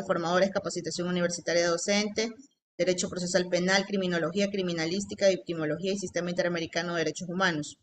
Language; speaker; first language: Spanish; native; Spanish